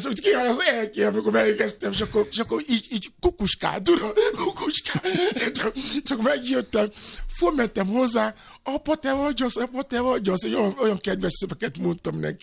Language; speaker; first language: Hungarian; non-native, fluent; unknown